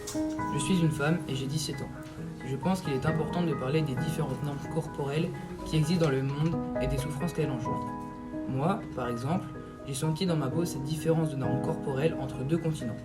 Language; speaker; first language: French; early bilingual, other home language; Portuguese